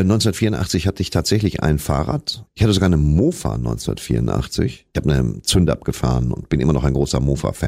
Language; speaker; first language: German; native; German